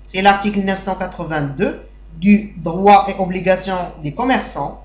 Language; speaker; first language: French; non-native, local second language; Arabic